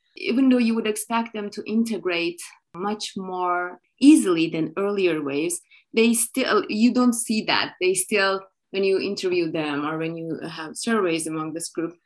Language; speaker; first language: English; non-native, fluent; Turkish